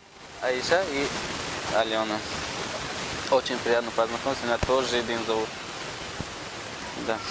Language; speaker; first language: Russian; non-native, local second language; Tajik